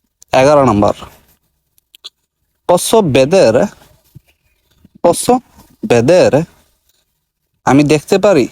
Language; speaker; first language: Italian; non-native, learner; Bangla